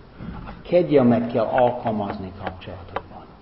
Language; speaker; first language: Hungarian; non-native, fluent; English